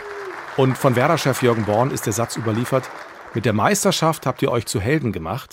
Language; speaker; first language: German; native; German